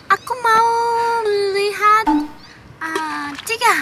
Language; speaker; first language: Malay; non-native, learner; Japanese